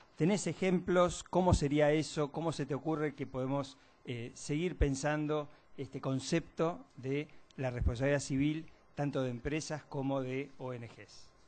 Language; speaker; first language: Spanish; native; Spanish